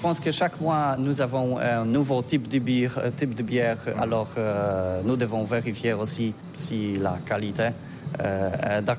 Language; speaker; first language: French; non-native, learner; Polish